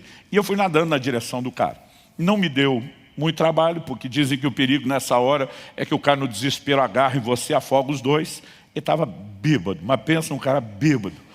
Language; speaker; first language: Portuguese; native; Portuguese